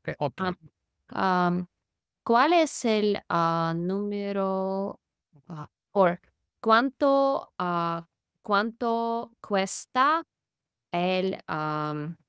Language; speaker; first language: Spanish; non-native, learner; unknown